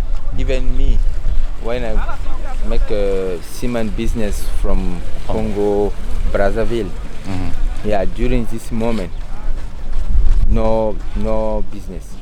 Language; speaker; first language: English; non-native, fluent; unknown